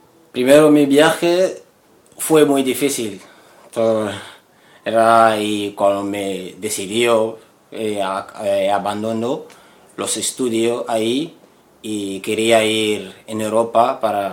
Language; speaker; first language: Spanish; non-native, learner; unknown